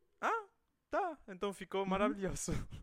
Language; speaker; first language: Portuguese; non-native, fluent; Spanish